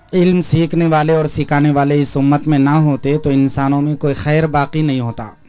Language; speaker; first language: Urdu; native; Urdu